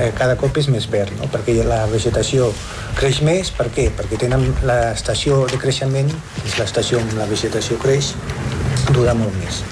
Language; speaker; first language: Catalan; native; Catalan